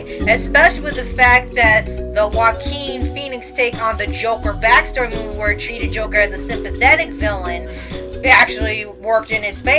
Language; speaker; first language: English; native; English